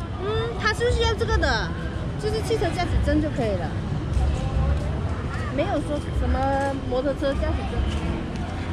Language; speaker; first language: Chinese; native; Chinese